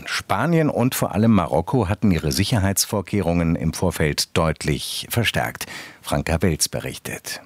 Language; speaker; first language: German; native; German